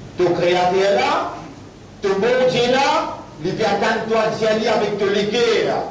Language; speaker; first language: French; non-native, local second language; Morisyen